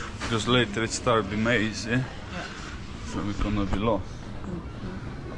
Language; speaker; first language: English; non-native, fluent; Polish